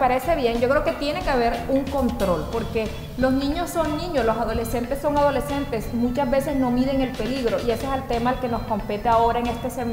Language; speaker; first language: Spanish; native; Spanish